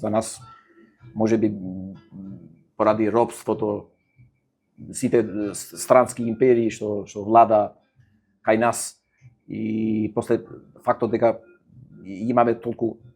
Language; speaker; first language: Macedonian; non-native, fluent; Albanian